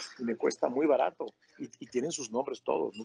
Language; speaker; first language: Spanish; native; Spanish